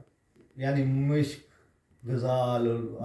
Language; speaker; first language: Arabic; non-native, learner; Urdu